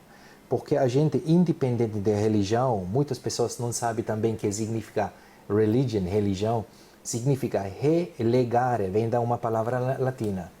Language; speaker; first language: Portuguese; non-native, fluent; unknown